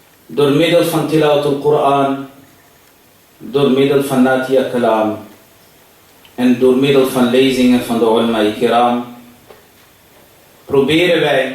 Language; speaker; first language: Dutch; early bilingual, other home language; Urdu